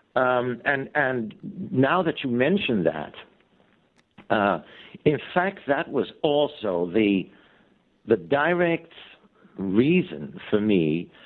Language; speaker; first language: English; non-native, fluent; Dutch